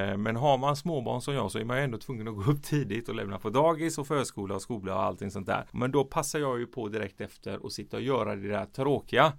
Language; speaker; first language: Swedish; early bilingual, other home language; Persian